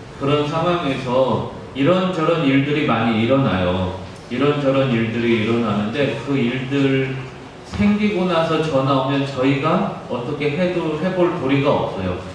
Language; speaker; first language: Korean; native; Korean